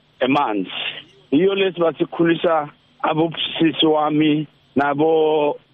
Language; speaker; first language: Zulu; non-native, local second language; Tsonga